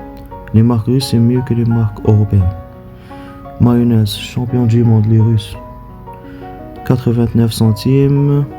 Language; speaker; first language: French; non-native, local second language; Arabic